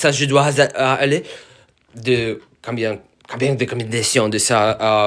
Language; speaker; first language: French; non-native, learner; Russian